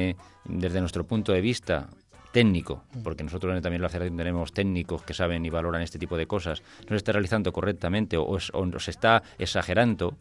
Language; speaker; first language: Spanish; native; Spanish